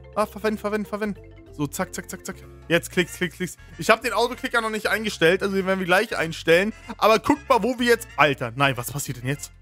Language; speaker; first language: German; native; German